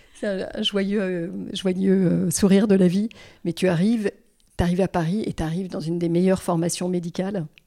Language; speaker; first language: French; native; French